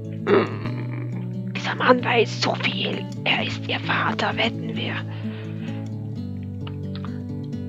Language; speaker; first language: German; native; German